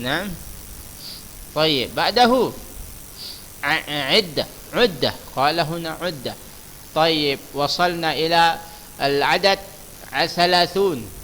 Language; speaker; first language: Arabic; non-native, fluent; Indonesian